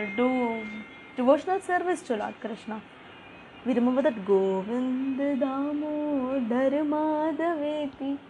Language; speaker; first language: English; non-native, local second language; Tamil